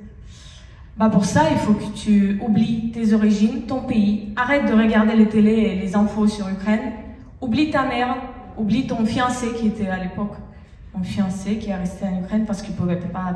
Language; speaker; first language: French; non-native, fluent; Russian